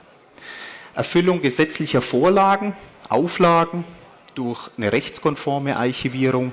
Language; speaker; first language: German; native; German